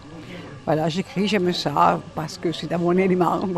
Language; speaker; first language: French; native; French